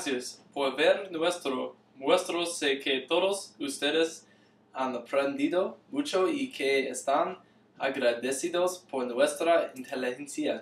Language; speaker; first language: Spanish; non-native, learner; English